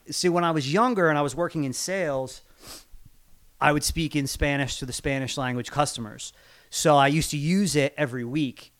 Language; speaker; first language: English; native; English